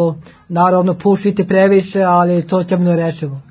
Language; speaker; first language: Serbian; non-native, learner; Norwegian